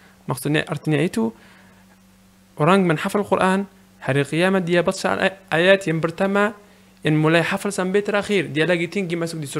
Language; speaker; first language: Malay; non-native, learner; Arabic